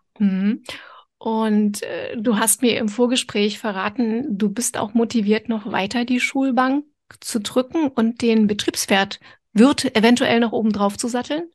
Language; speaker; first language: German; native; German